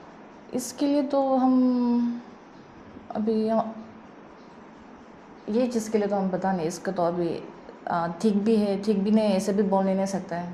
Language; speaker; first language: Hindi; non-native, local second language; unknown